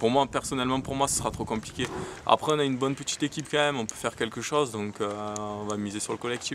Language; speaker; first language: French; native; French